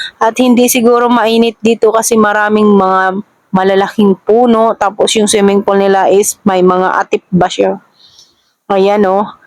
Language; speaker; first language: Filipino; non-native, local second language; Cebuano